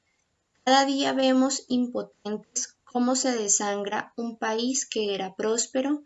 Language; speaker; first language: Spanish; native; Spanish